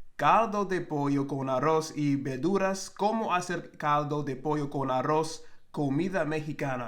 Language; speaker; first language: Spanish; non-native, learner; English